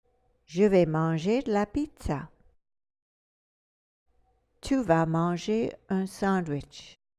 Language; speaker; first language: French; non-native, fluent; English